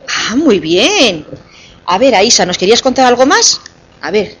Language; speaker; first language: Spanish; native; Spanish